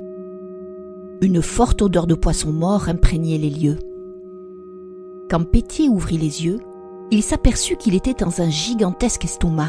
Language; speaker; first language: French; native; French